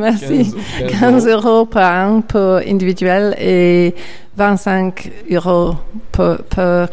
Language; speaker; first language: French; non-native, learner; English